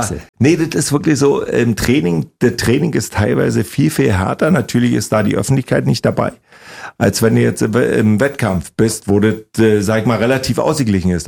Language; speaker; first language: German; native; German